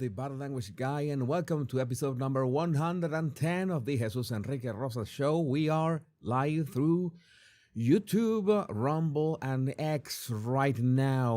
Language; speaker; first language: English; non-native, fluent; Spanish